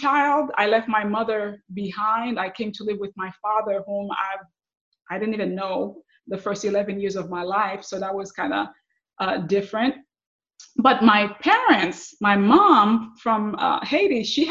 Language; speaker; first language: English; non-native, fluent; Haitian Creole